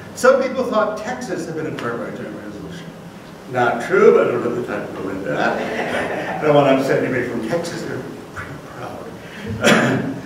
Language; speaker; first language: English; native; English